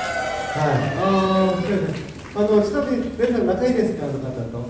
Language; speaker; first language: Japanese; non-native, fluent; Korean